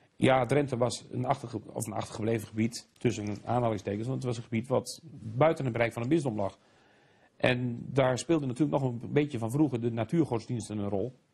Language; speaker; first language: Dutch; native; Dutch